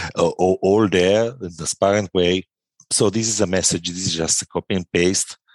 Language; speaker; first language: English; non-native, fluent; Italian